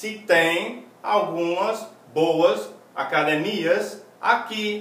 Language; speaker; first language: Portuguese; non-native, fluent; English